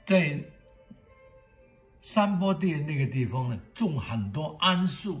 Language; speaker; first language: Chinese; non-native, local second language; Cantonese